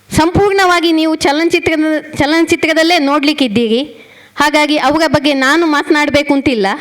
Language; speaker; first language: Kannada; native; Kannada